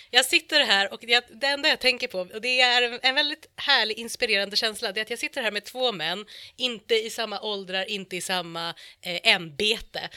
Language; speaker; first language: Swedish; native; Swedish